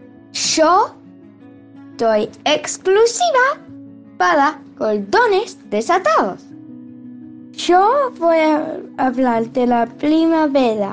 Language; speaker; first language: Spanish; early bilingual, heritage; Spanish